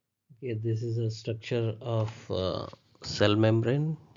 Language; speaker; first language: English; non-native, local second language; Telugu